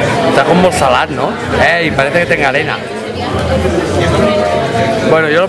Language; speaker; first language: Spanish; native; Spanish